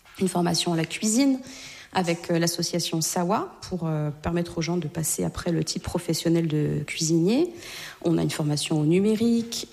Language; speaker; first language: French; native; French